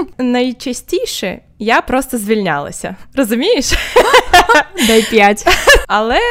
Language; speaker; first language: Ukrainian; non-native, local second language; Russian